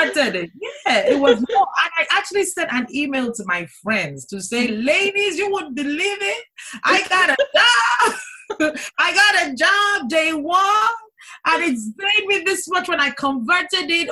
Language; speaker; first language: English; non-native, local second language; Yoruba